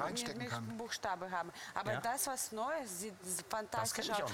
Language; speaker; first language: German; non-native, fluent; Russian